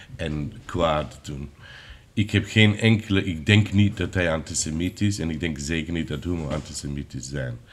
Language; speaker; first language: Dutch; non-native, fluent; English